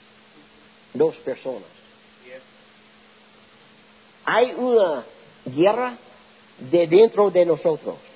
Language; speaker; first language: Spanish; non-native, learner; English